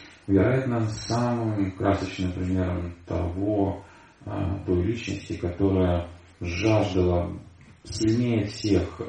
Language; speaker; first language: Russian; native; Russian